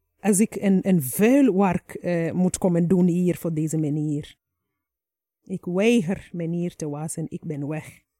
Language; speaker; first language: Dutch; non-native, fluent; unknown